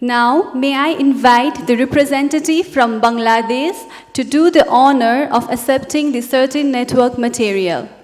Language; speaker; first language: English; non-native, local second language; Nepali